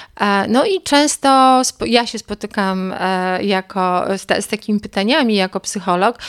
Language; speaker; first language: Polish; native; Polish